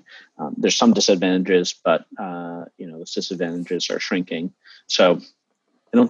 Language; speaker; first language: English; native; English